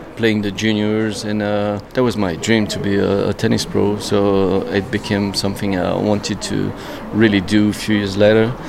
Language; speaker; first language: English; non-native, fluent; French